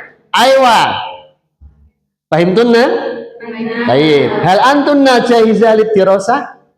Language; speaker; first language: Arabic; non-native, fluent; Indonesian